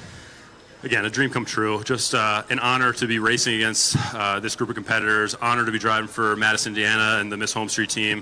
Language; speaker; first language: English; native; English